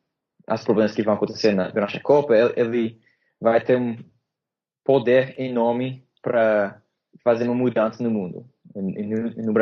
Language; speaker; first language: Portuguese; non-native, fluent; English